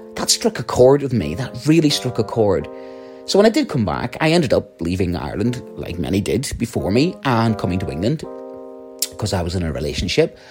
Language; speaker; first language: English; native; English